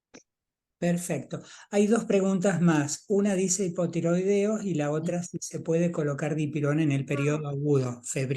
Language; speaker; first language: Spanish; native; Spanish